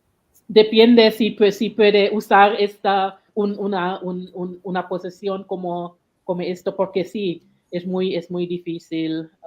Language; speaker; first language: Spanish; non-native, learner; English